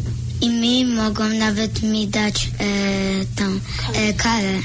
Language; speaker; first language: Polish; early bilingual, heritage; Polish